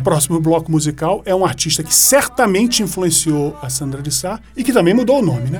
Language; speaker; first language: Portuguese; native; Portuguese